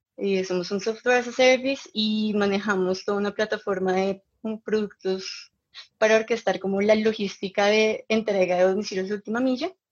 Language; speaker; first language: Spanish; native; Spanish